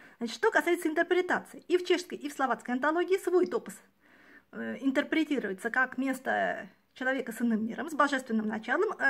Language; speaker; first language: Russian; native; Russian